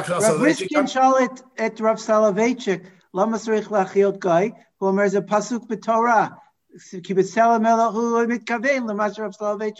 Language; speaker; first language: Hebrew; non-native, fluent; English